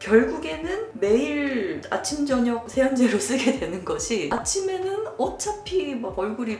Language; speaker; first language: Korean; native; Korean